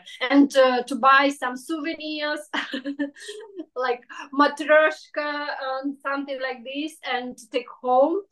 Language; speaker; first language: English; non-native, fluent; Russian